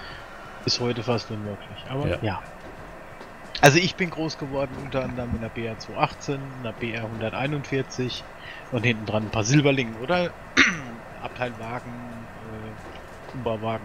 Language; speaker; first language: German; native; German